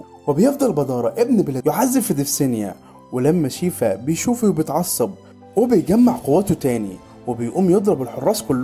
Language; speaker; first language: Arabic; native; Arabic